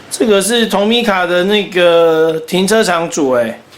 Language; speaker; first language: Chinese; native; Chinese